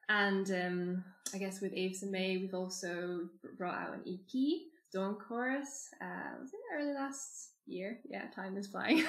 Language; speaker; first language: English; native; English